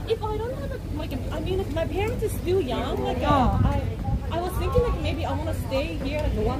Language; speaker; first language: English; non-native, learner; Japanese